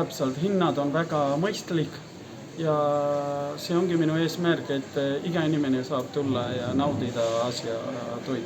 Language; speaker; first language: Estonian; non-native, learner; Hindi